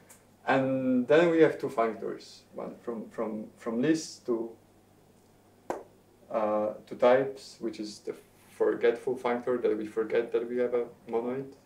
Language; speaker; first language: English; non-native, fluent; Polish